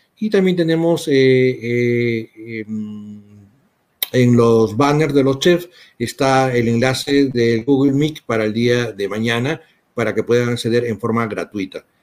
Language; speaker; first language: Spanish; native; Spanish